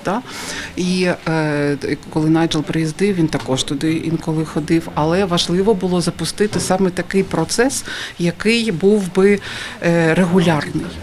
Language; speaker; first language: Ukrainian; native; Ukrainian